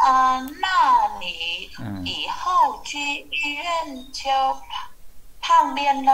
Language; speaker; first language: Chinese; non-native, learner; Vietnamese